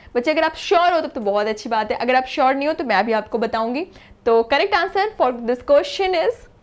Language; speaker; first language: Hindi; native; Hindi